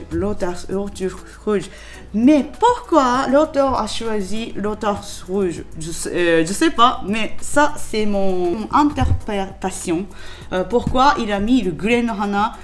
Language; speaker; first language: French; non-native, learner; Japanese